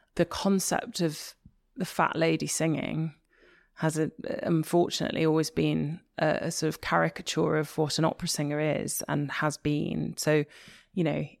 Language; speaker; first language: English; native; English